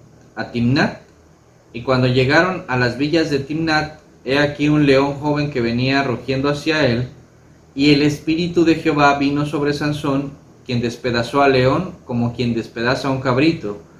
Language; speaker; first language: Spanish; native; Spanish